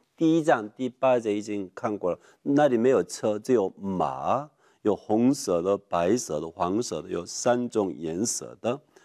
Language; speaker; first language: Chinese; non-native, fluent; Korean